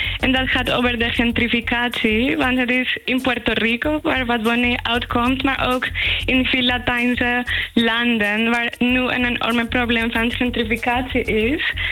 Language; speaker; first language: Dutch; non-native, fluent; Spanish